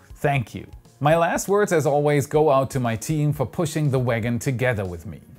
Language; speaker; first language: English; non-native, fluent; German